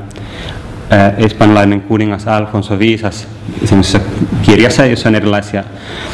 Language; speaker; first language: Finnish; native; Finnish